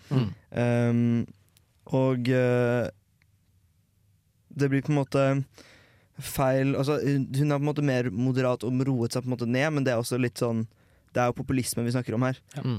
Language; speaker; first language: Norwegian; native; Norwegian